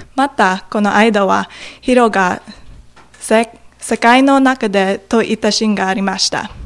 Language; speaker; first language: Japanese; non-native, learner; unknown